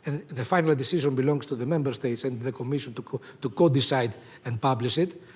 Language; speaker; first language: English; non-native, fluent; Greek